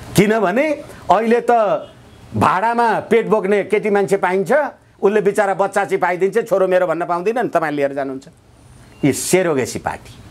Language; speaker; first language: Nepali; native; Nepali